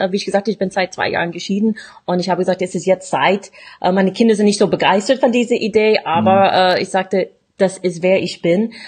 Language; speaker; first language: German; non-native, fluent; English